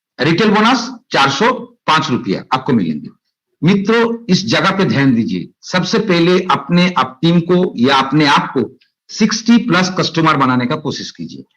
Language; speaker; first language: Hindi; non-native, local second language; Bangla